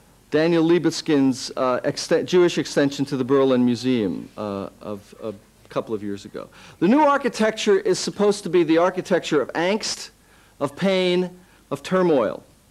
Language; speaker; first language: English; native; English